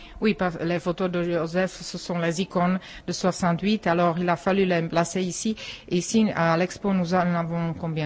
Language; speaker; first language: French; non-native, fluent; Czech